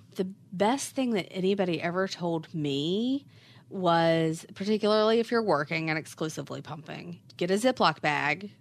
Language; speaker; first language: English; native; English